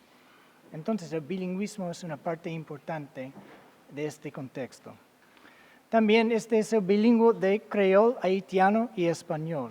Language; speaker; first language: Spanish; non-native, fluent; English